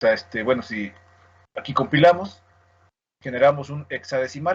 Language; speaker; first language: Spanish; native; Spanish